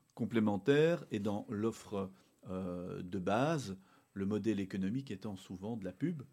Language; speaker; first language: French; native; French